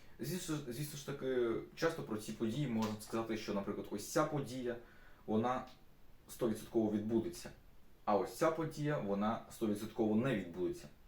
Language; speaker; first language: Ukrainian; non-native, local second language; Russian